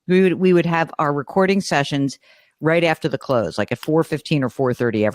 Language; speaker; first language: English; native; English